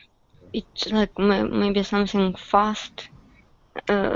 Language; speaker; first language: English; non-native, learner; Russian